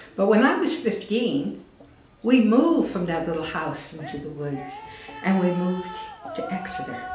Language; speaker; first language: English; native; English